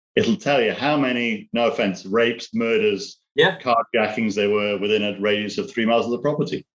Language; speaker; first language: English; native; English